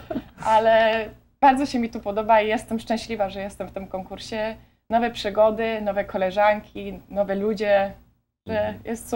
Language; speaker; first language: Polish; early bilingual, heritage; Polish